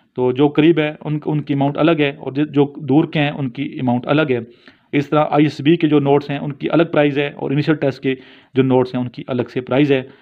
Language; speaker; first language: Urdu; native; Urdu